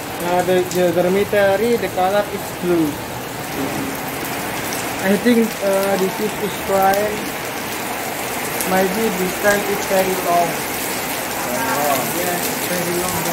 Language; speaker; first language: English; non-native, learner; Indonesian